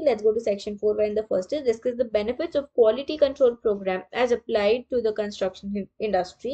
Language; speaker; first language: English; non-native, local second language; Hindi